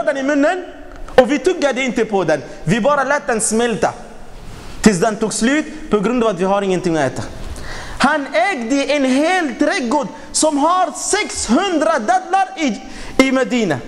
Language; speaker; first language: Swedish; non-native, fluent; Arabic